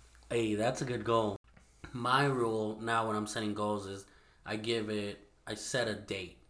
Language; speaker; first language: English; early bilingual, other home language; Spanish